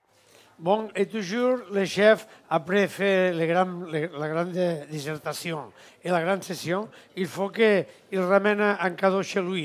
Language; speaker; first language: French; non-native, learner; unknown